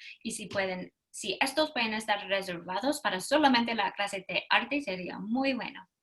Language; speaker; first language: Spanish; non-native, fluent; English